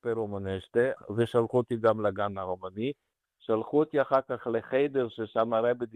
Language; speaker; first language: Hebrew; non-native, fluent; Romanian